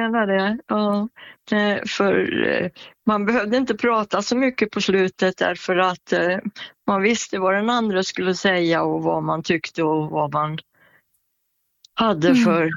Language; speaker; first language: Swedish; native; Swedish